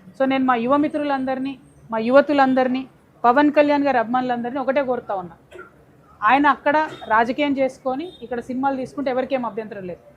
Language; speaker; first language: Telugu; native; Telugu